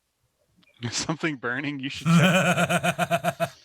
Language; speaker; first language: English; native; English